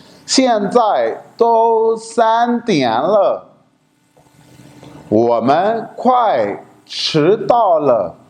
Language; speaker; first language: Chinese; non-native, fluent; Urdu